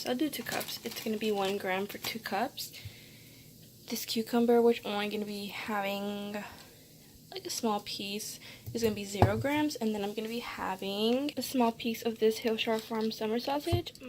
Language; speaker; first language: English; native; English